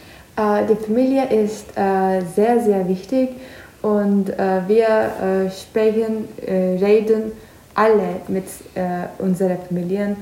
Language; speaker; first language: German; non-native, learner; Turkish